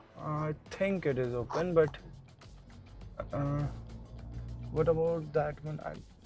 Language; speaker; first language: English; non-native, local second language; Hindi